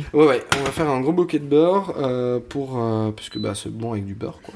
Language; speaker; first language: French; native; French